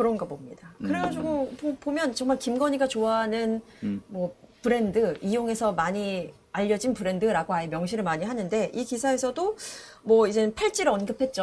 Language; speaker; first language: Korean; native; Korean